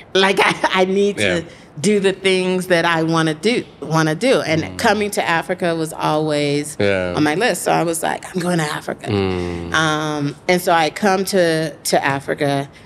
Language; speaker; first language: English; native; English